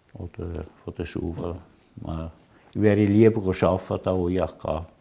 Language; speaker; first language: German; non-native, learner; Italian